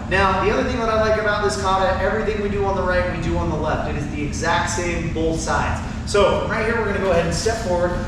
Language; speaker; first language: English; native; English